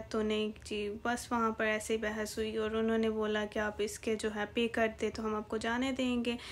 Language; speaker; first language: Urdu; native; Urdu